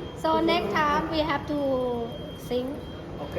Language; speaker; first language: English; non-native, learner; Thai